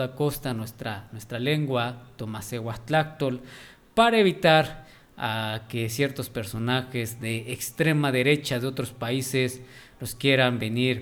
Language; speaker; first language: Spanish; non-native, local second language; Nahuatl languages